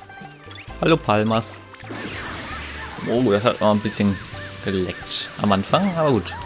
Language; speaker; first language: German; native; German